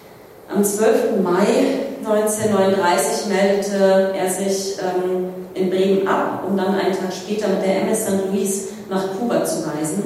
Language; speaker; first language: German; native; German